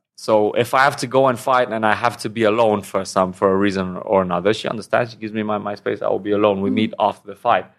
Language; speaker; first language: English; non-native, fluent; Romanian